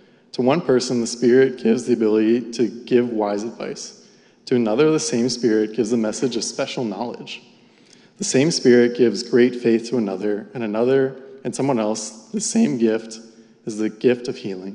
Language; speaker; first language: English; native; English